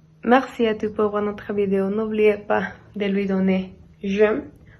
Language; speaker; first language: French; non-native, learner; Spanish